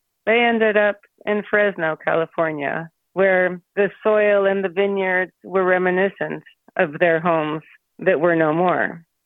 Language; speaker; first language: English; early bilingual, other home language; Armenian